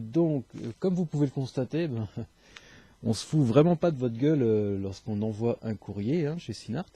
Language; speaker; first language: French; native; French